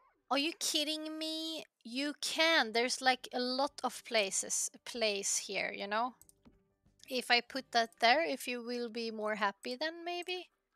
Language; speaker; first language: English; non-native, fluent; Swedish